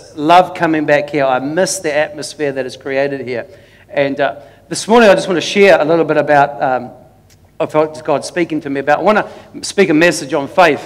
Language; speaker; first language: English; native; English